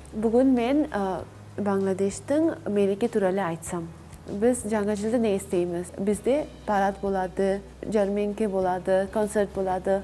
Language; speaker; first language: Kazakh; non-native, learner; Bangla